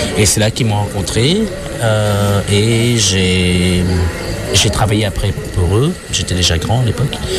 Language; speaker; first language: French; non-native, fluent; Khmer